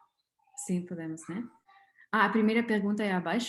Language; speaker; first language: Portuguese; non-native, fluent; French